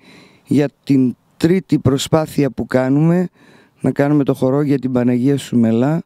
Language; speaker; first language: Greek; early bilingual, heritage; Greek